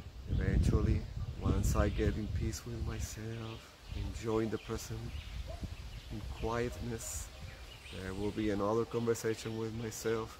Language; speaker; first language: English; non-native, fluent; Spanish